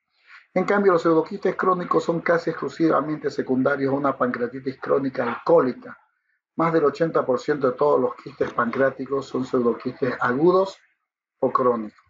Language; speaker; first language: Spanish; native; Spanish